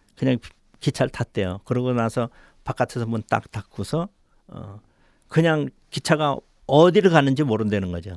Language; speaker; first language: Korean; native; Korean